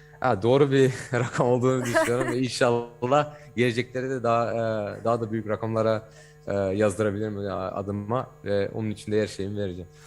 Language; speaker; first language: Turkish; early bilingual, heritage; Turkish